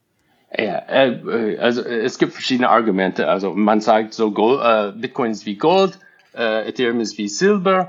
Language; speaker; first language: German; non-native, fluent; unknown